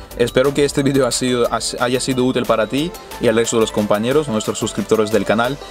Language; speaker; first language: Spanish; non-native, fluent; Ukrainian